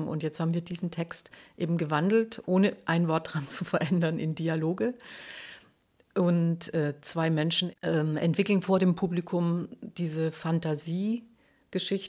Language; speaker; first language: German; native; German